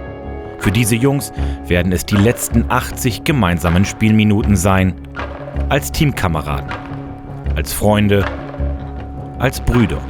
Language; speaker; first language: German; native; German